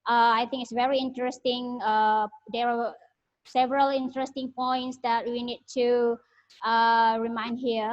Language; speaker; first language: English; non-native, learner; Indonesian